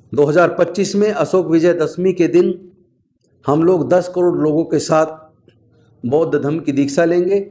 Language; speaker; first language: Hindi; native; Hindi